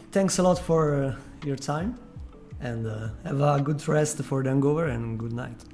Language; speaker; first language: English; non-native, fluent; Italian